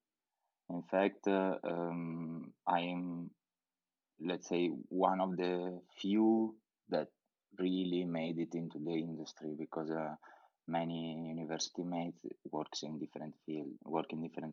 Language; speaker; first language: English; non-native, fluent; Italian